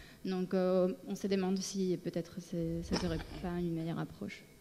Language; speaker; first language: French; non-native, fluent; Spanish